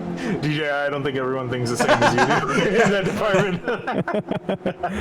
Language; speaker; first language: English; native; English